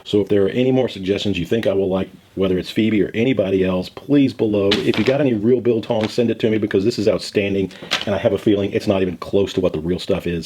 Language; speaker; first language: English; native; English